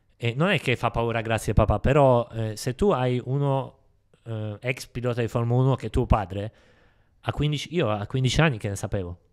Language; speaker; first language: Italian; non-native, fluent; Polish